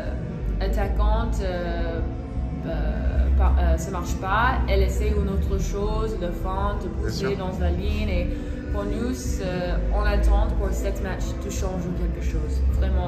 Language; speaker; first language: French; non-native, learner; English